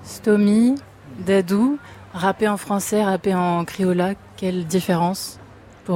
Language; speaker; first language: French; native; French